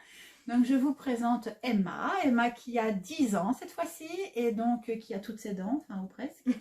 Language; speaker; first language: French; native; French